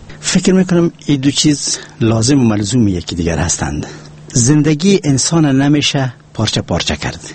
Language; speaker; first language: Persian; non-native, local second language; Pashto